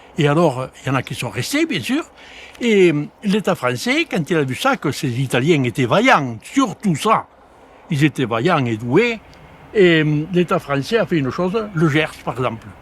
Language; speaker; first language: French; native; French